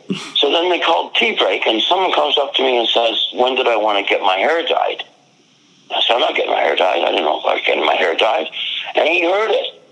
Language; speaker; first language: English; native; English